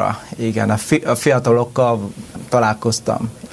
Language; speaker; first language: Hungarian; non-native, learner; Vietnamese